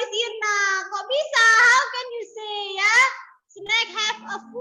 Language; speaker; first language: English; non-native, learner; Indonesian